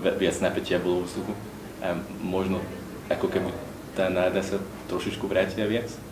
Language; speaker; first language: Slovak; non-native, local second language; Hungarian